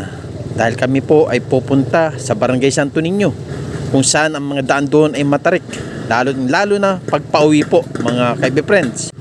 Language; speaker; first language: Filipino; native; Filipino